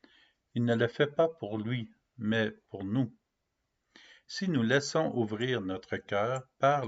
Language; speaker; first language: French; native; French